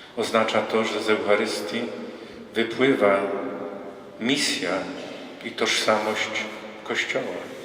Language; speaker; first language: Polish; native; Polish